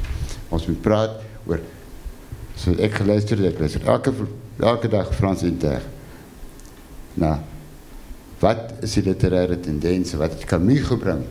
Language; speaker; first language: Afrikaans; non-native, fluent; French